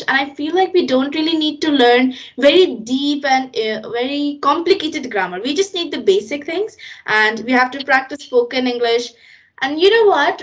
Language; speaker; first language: English; non-native, local second language; Hindi